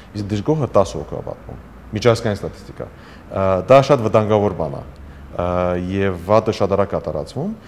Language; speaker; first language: Armenian; early bilingual, heritage; Armenian